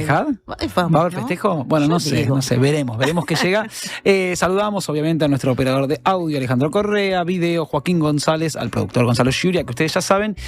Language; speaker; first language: Spanish; native; Spanish